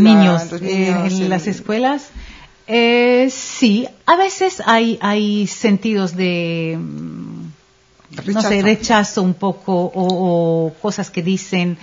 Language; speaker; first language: Spanish; non-native, fluent; Hebrew